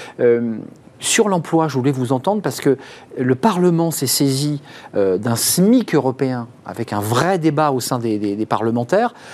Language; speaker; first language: French; native; French